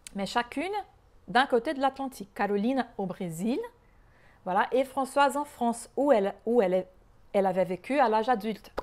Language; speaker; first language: French; non-native, fluent; Portuguese